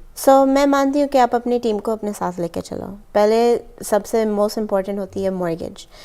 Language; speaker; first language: Hindi; early bilingual, heritage; Hindi